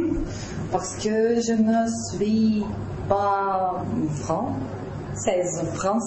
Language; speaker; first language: French; non-native, learner; Russian